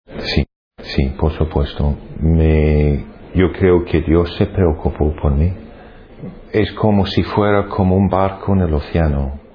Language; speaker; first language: Spanish; non-native, fluent; English